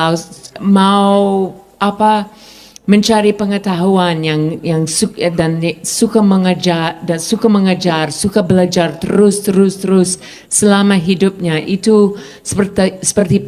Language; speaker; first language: Indonesian; non-native, fluent; English